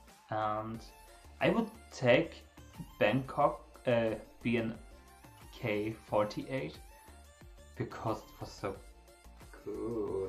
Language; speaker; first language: English; non-native, fluent; German